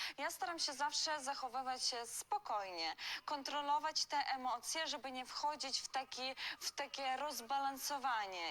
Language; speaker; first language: Polish; non-native, fluent; Ukrainian